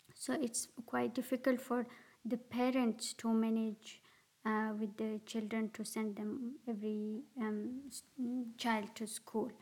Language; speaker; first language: English; non-native, local second language; Pashto